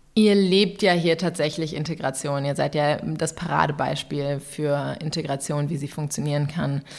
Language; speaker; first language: German; native; German